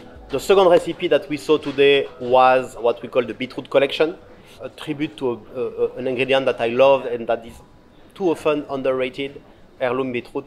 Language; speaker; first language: English; non-native, fluent; French